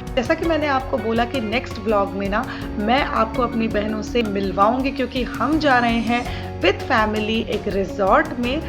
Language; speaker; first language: Hindi; native; Hindi